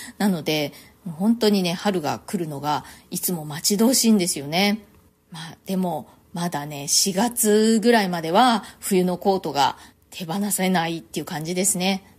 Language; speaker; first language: Japanese; native; Japanese